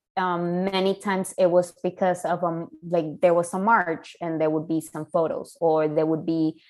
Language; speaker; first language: English; non-native, fluent; Spanish